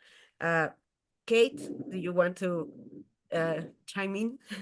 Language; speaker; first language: English; non-native, fluent; Spanish